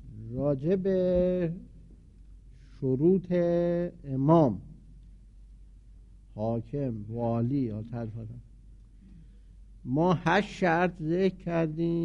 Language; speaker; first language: Persian; native; Persian